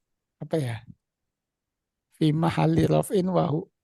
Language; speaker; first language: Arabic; non-native, learner; Indonesian